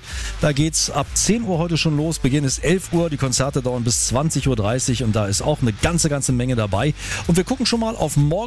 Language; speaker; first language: German; native; German